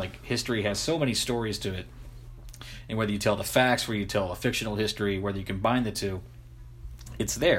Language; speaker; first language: English; native; English